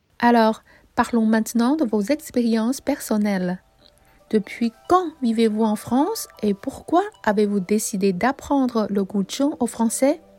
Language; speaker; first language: French; non-native, fluent; Chinese